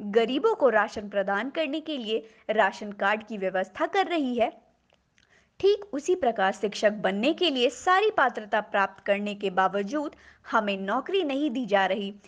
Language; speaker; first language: Hindi; native; Hindi